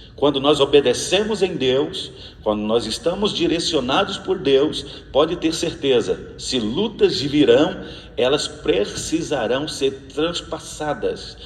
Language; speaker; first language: Portuguese; native; Portuguese